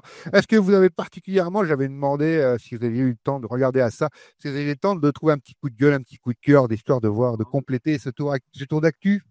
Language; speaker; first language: French; native; French